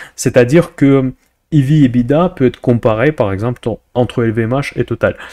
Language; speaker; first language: French; non-native, fluent; Russian